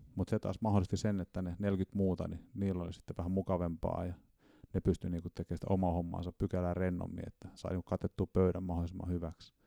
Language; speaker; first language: Finnish; native; Finnish